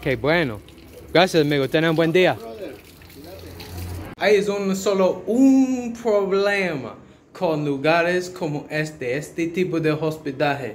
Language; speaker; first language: Spanish; non-native, learner; English